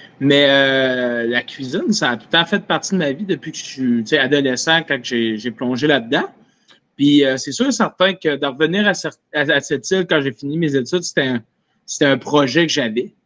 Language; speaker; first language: French; native; French